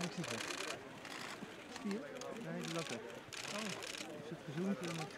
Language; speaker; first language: Dutch; native; Dutch